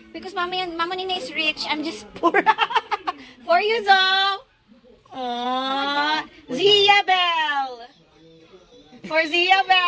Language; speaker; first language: English; non-native, local second language; Cebuano